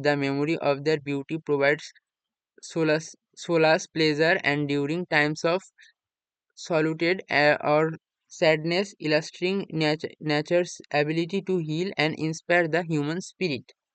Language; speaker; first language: English; non-native, local second language; Bangla